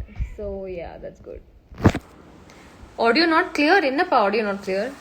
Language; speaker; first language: Tamil; non-native, fluent; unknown